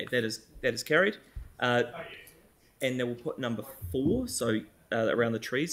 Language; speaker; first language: English; native; English